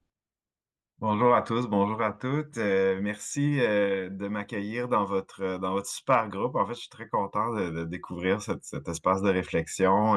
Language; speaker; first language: French; native; French